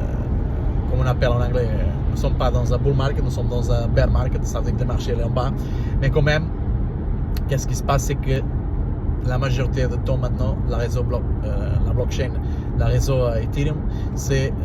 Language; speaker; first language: French; non-native, learner; Portuguese